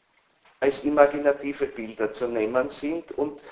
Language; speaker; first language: German; native; German